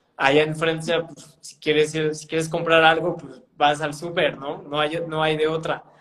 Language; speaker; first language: Spanish; non-native, fluent; French